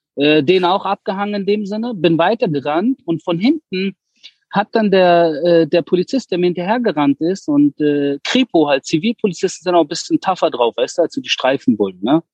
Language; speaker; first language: German; early bilingual, other home language; Persian